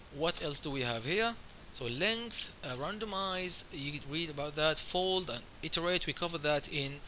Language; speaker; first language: English; non-native, fluent; Arabic